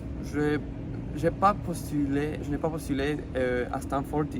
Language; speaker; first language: French; non-native, fluent; Spanish